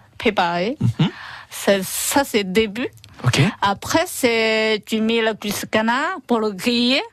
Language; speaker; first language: French; non-native, learner; Chinese